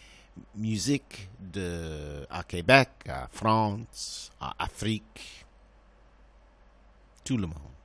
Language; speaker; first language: French; non-native, learner; English